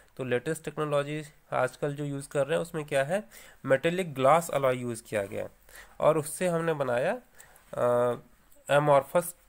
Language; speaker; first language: Hindi; native; Hindi